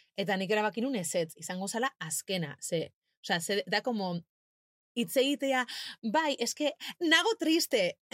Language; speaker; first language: Basque; non-native, local second language; Spanish